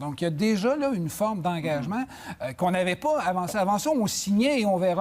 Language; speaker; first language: French; native; French